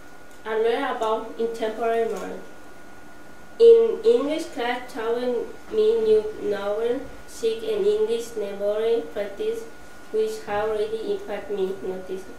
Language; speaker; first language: English; non-native, learner; Spanish